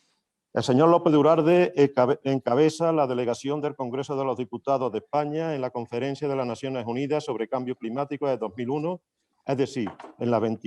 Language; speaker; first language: Spanish; native; Spanish